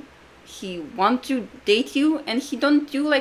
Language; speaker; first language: English; non-native, fluent; Latvian